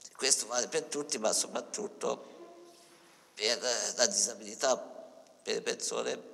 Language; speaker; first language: Italian; native; Italian